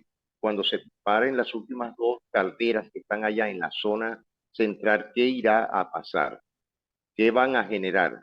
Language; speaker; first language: Spanish; native; Spanish